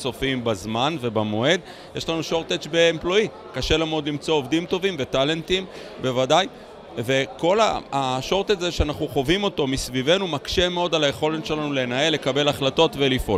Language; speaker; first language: Hebrew; native; Hebrew